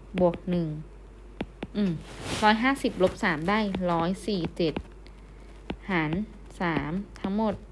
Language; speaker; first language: Thai; native; Thai